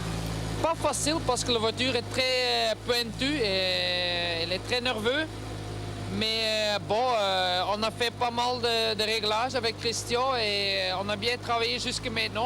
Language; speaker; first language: French; non-native, local second language; Dutch